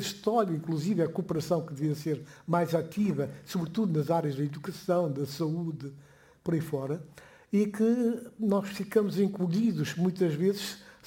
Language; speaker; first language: Portuguese; non-native, fluent; Upper Guinea Crioulo